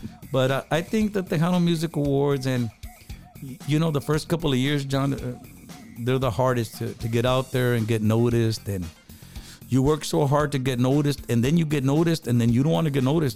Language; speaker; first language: English; early bilingual, other home language; Spanish